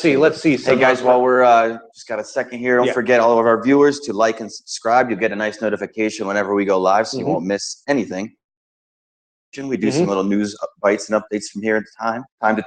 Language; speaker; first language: English; native; English